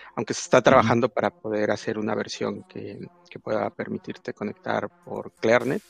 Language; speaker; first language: Spanish; native; Spanish